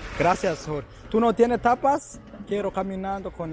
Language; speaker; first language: Spanish; non-native, learner; Swahili